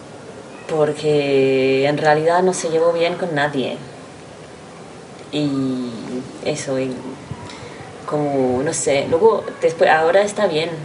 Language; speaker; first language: Spanish; non-native, fluent; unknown